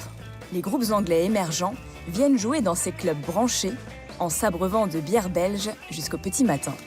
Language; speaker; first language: French; native; French